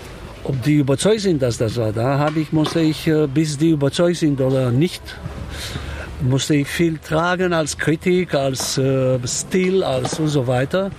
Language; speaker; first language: German; non-native, fluent; Romanian